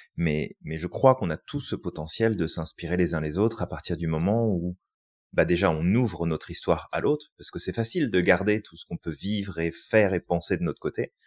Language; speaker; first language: French; native; French